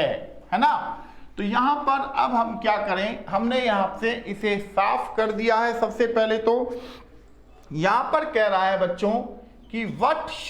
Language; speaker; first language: Hindi; native; Hindi